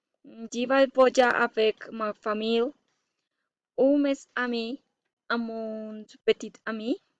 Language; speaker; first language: French; non-native, learner; Spanish